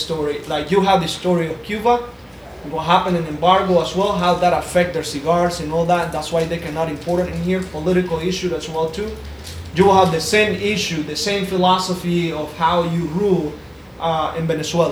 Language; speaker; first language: English; non-native, fluent; Spanish